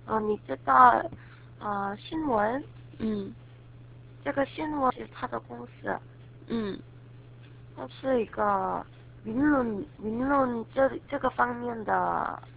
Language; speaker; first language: Chinese; non-native, learner; Korean